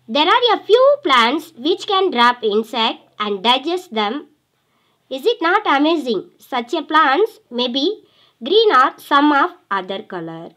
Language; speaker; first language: English; non-native, local second language; Tamil